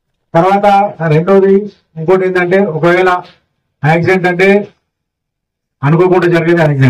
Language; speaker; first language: Telugu; native; Telugu